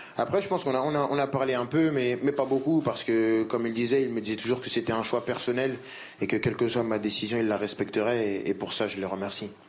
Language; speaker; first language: French; native; French